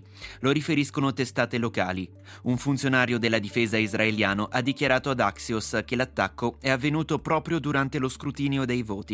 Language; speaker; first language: Italian; native; Italian